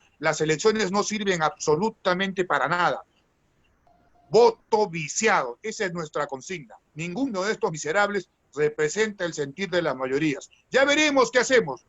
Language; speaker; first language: Spanish; native; Spanish